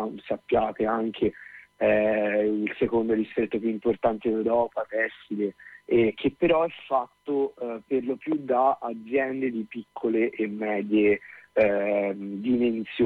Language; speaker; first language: Italian; native; Italian